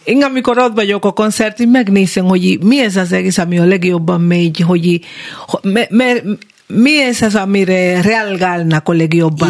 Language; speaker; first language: Hungarian; non-native, learner; Spanish